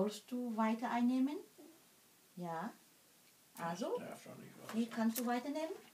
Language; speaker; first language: German; non-native, learner; Vietnamese